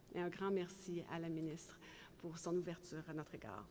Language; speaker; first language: French; native; French